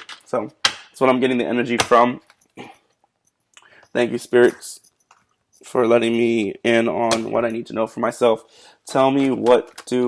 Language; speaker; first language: English; native; English